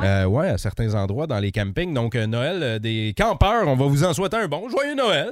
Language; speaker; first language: French; native; French